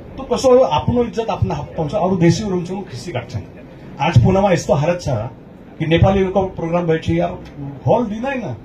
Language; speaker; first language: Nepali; early bilingual, heritage; Nepali